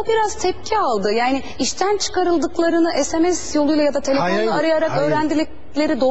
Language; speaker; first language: Turkish; native; Turkish